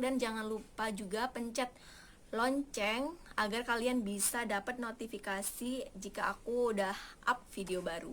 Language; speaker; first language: Indonesian; native; Indonesian